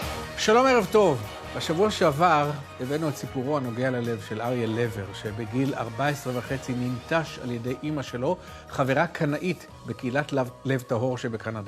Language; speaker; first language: Hebrew; native; Hebrew